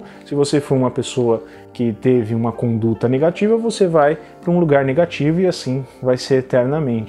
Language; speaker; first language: Portuguese; native; Portuguese